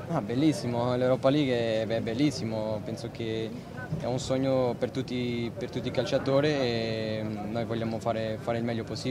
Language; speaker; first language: Italian; non-native, fluent; Portuguese